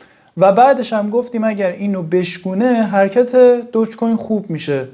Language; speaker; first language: Persian; native; Persian